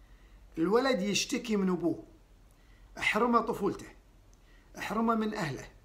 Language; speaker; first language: Arabic; native; Arabic